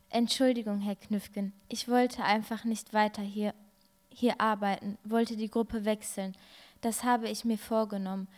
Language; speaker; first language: German; early bilingual, other home language; Turkish